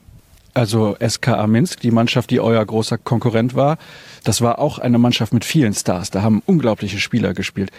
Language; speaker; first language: German; native; German